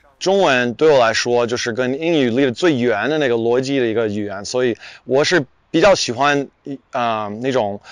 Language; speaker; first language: Chinese; non-native, fluent; English